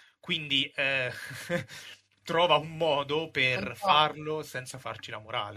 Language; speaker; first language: Italian; native; Italian